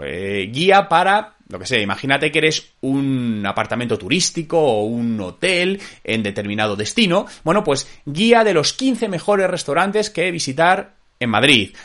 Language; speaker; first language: Spanish; native; Spanish